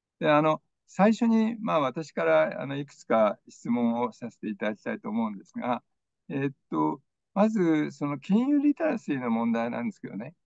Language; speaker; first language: Japanese; native; Japanese